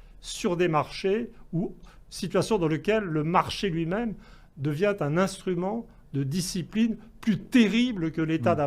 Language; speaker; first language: French; native; French